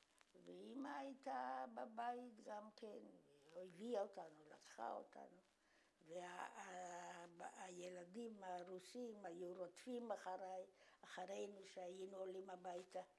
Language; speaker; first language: Hebrew; non-native, fluent; Polish